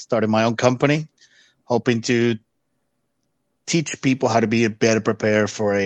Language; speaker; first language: English; non-native, fluent; Spanish